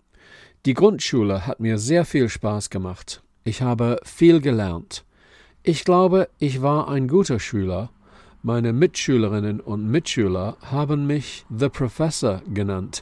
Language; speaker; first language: German; non-native, fluent; English